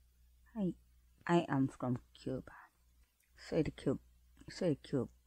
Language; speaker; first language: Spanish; non-native, learner; Japanese